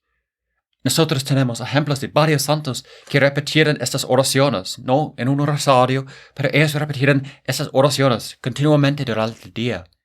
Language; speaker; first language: Spanish; non-native, fluent; English